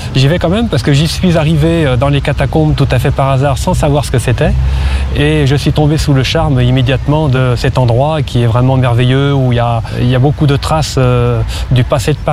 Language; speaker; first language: French; native; French